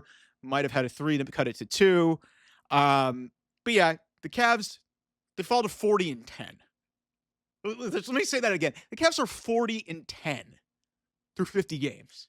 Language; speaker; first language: English; native; English